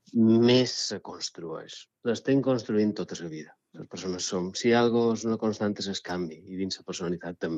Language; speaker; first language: Catalan; native; Catalan